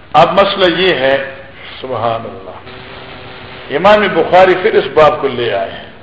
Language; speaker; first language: Urdu; non-native, local second language; Northern Hindko